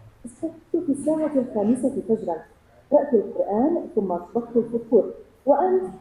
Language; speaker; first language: Arabic; non-native, learner; Indonesian